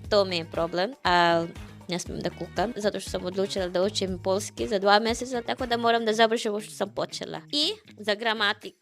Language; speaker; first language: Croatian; non-native, fluent; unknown